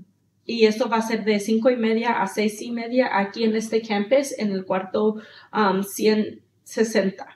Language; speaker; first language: Spanish; early bilingual, heritage; Spanish